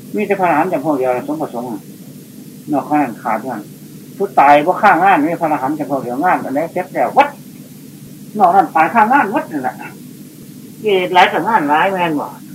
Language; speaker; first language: Thai; native; Thai